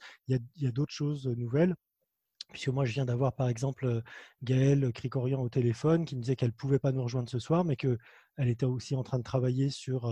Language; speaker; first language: French; native; French